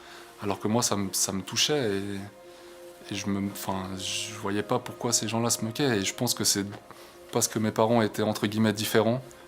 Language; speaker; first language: French; non-native, local second language; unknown